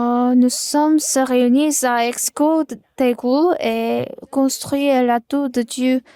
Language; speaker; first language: French; non-native, learner; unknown